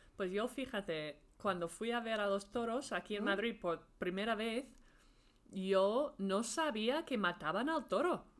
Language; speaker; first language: Spanish; non-native, fluent; English